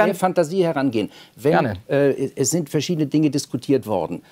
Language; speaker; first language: German; native; German